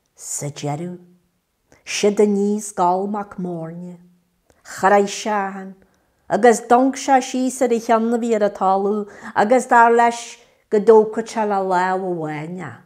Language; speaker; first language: Irish; native; Irish